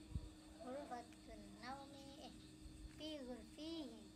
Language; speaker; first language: Arabic; non-native, learner; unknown